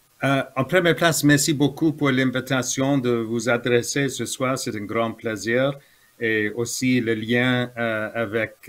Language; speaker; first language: French; non-native, fluent; English